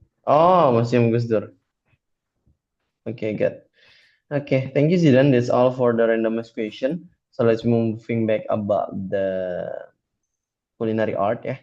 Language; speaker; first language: English; non-native, fluent; Indonesian